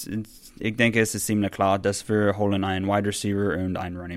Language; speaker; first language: German; non-native, fluent; English